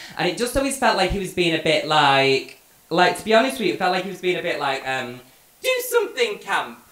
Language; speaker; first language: English; native; English